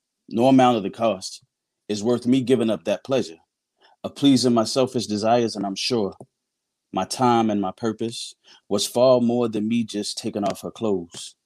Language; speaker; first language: English; native; English